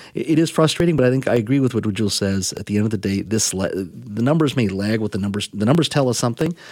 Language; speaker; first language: English; native; English